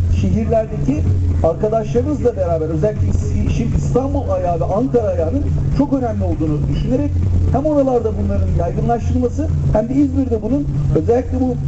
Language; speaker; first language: Turkish; native; Turkish